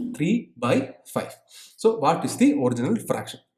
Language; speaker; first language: English; non-native, local second language; Malayalam